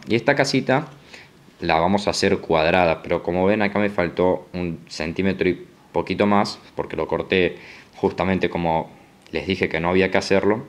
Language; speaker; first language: Spanish; native; Spanish